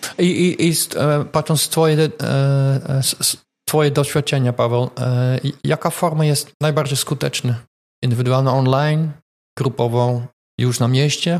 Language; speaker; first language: Polish; non-native, fluent; Dutch